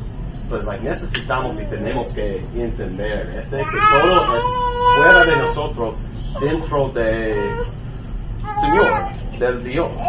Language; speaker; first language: Spanish; non-native, learner; English